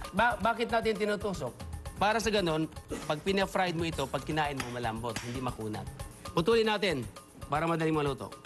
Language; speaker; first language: Filipino; native; Filipino